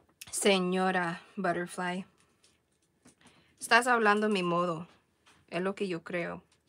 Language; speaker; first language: Spanish; early bilingual, heritage; Spanish